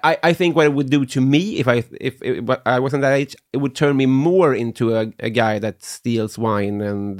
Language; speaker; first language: English; non-native, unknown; Swedish